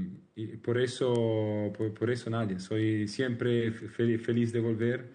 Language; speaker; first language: Spanish; non-native, learner; Italian